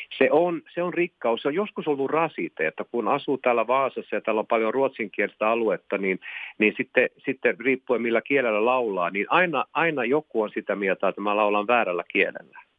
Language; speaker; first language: Finnish; non-native, local second language; Swedish